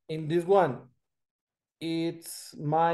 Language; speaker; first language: English; non-native, fluent; Spanish